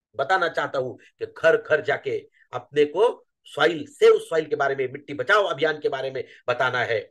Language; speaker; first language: Hindi; non-native, local second language; Marathi